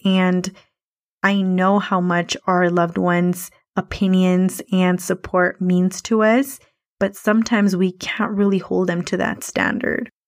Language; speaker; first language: English; early bilingual, other home language; Spanish